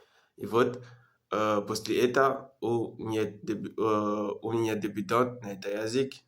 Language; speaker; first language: Russian; non-native, learner; French